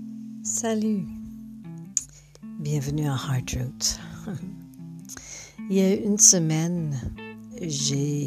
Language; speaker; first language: French; non-native, fluent; English